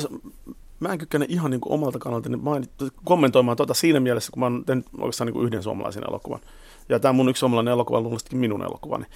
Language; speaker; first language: Finnish; native; Finnish